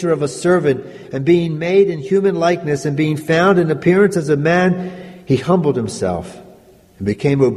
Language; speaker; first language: English; native; English